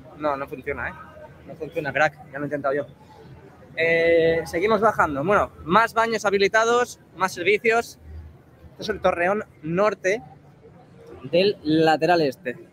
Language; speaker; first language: Spanish; native; Spanish